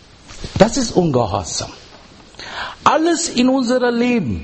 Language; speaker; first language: German; non-native, learner; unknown